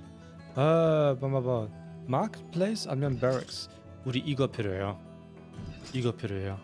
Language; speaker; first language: Korean; non-native, fluent; German